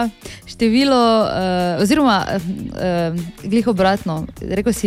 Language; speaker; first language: Slovenian; native; Slovenian